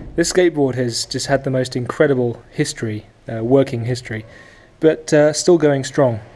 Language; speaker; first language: English; native; English